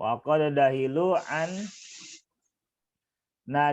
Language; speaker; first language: Arabic; non-native, learner; Indonesian